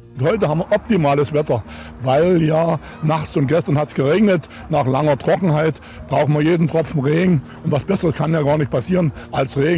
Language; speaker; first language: German; native; German